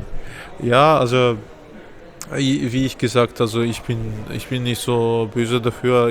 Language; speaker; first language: German; non-native, fluent; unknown